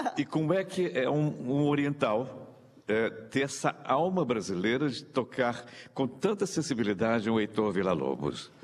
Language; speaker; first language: Portuguese; native; Portuguese